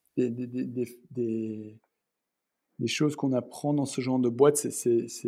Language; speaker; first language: French; native; French